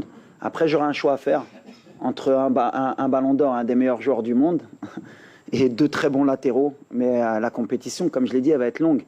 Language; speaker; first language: French; native; French